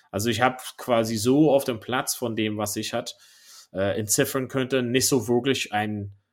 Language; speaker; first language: German; non-native, fluent; English